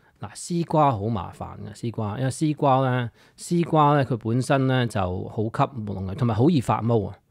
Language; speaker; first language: Cantonese; early bilingual, heritage; English